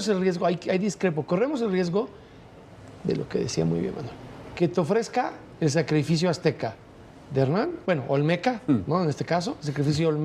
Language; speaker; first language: Spanish; native; Spanish